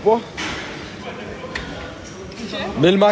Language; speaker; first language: French; native; French